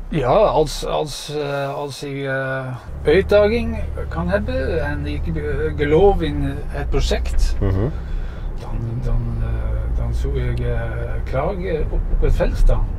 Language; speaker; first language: Dutch; non-native, fluent; Norwegian